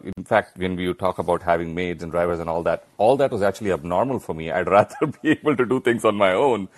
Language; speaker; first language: English; non-native, local second language; Hindi